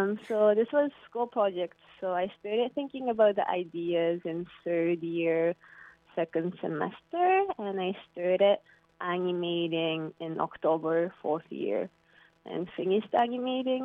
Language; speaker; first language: English; non-native, fluent; Japanese